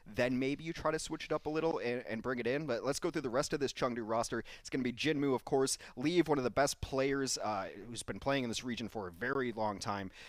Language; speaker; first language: English; native; English